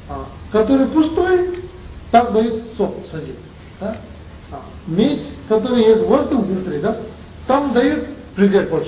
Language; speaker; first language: Russian; non-native, learner; Tibetan